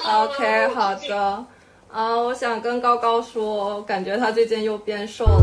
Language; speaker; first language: Chinese; non-native, learner; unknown